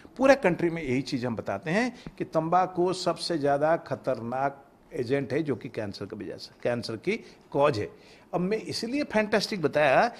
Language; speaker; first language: Hindi; non-native, local second language; Odia